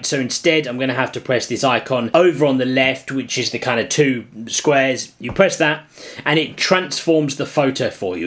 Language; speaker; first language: English; native; English